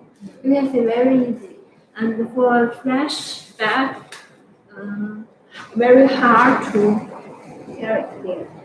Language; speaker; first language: English; non-native, fluent; Chinese